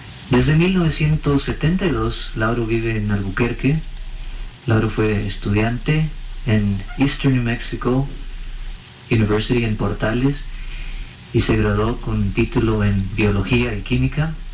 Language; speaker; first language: Spanish; early bilingual, heritage; Spanish